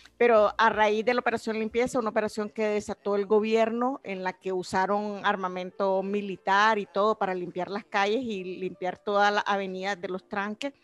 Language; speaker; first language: Spanish; native; Spanish